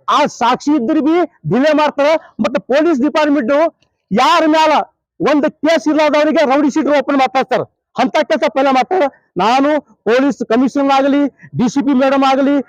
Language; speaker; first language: Kannada; non-native, local second language; Lambadi